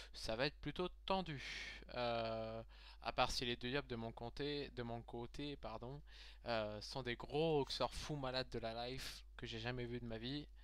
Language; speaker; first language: French; native; French